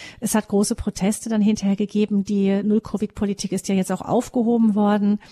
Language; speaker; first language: German; native; German